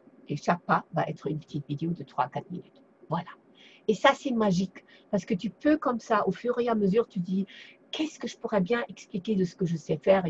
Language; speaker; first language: French; non-native, fluent; German